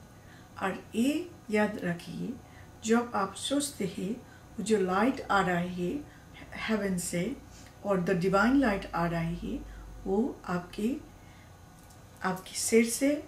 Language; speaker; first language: Hindi; non-native, learner; Bangla